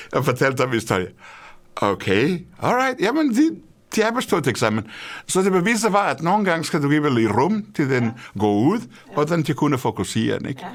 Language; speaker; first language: Danish; non-native, fluent; Portuguese